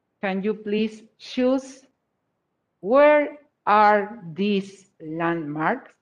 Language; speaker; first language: English; non-native, fluent; Spanish